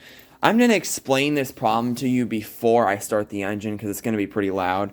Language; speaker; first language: English; native; English